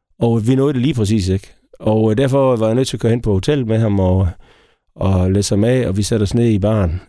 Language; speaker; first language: Danish; native; Danish